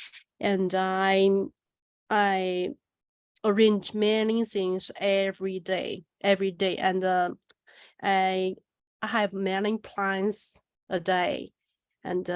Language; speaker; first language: English; non-native, learner; Chinese